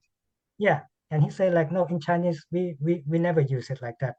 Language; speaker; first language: English; non-native, learner; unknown